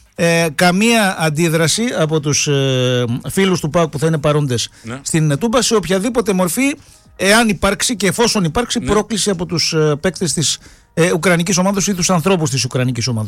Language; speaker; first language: Greek; native; Greek